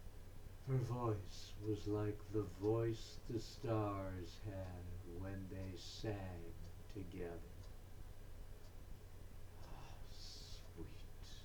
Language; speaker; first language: English; native; English